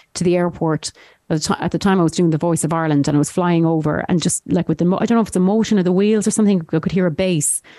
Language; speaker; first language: English; native; English